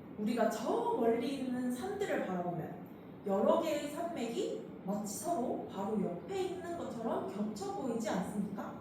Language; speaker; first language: Korean; native; Korean